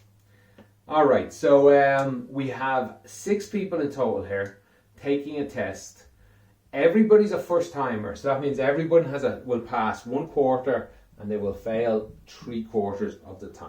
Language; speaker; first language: English; native; English